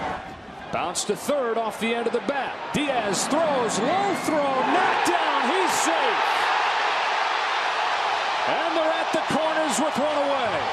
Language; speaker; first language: English; native; English